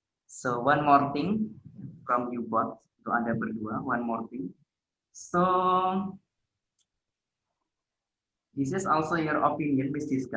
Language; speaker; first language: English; non-native, learner; Indonesian